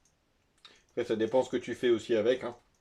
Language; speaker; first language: French; native; French